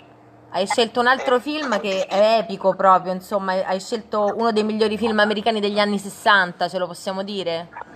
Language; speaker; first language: Italian; native; Italian